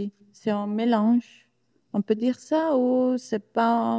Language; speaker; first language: French; non-native, learner; Italian